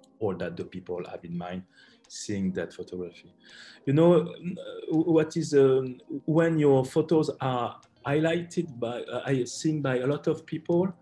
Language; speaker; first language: English; non-native, learner; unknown